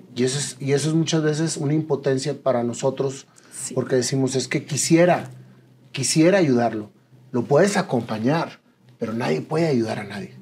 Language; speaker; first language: Spanish; native; Spanish